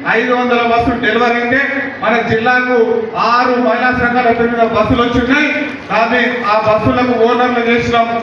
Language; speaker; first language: Telugu; native; Telugu